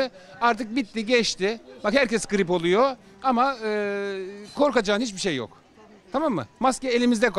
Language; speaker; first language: Turkish; native; Turkish